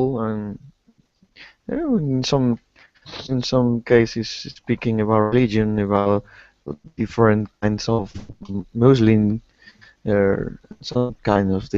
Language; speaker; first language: English; non-native, learner; Spanish